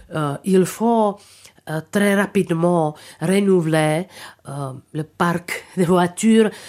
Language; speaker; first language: French; non-native, fluent; Czech